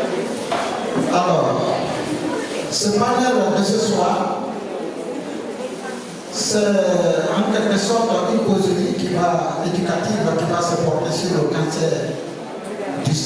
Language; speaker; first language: French; non-native, local second language; Wolof